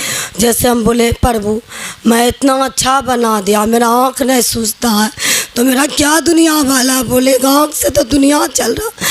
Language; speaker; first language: Hindi; non-native, local second language; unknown